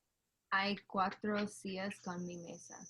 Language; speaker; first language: Spanish; non-native, learner; English